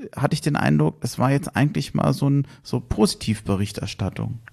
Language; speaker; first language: German; native; German